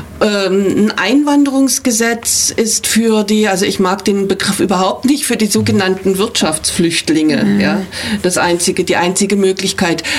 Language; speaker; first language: German; native; German